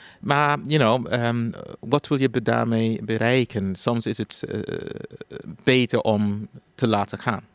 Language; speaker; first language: Dutch; non-native, fluent; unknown